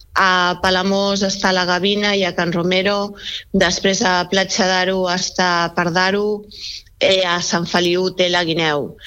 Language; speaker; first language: Catalan; native; Catalan